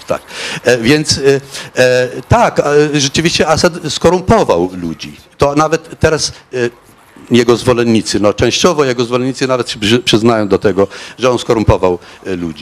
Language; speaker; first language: Polish; non-native, fluent; Arabic